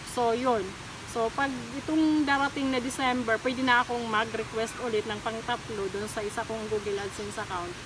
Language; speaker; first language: Filipino; non-native, local second language; Waray